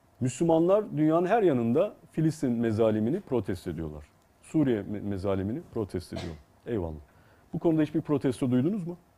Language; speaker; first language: Turkish; native; Turkish